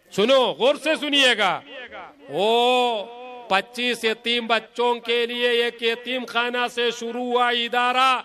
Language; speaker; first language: Hindi; non-native, local second language; Malayalam